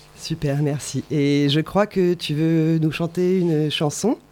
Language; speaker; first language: French; native; French